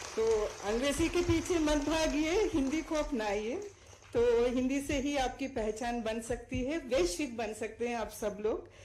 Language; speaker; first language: Hindi; non-native, fluent; Sinhala